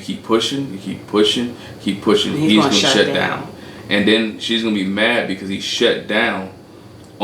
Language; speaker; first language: English; native; English